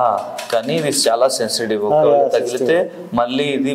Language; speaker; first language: Telugu; non-native, learner; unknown